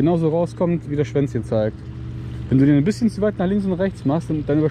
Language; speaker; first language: German; native; German